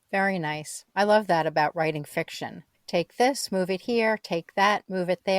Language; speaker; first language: English; native; English